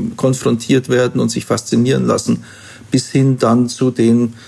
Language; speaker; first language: German; native; German